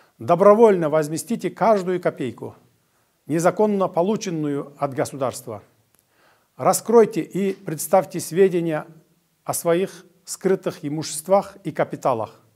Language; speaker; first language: Russian; non-native, local second language; Kyrgyz